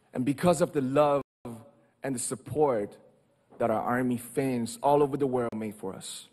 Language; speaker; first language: English; non-native, fluent; Korean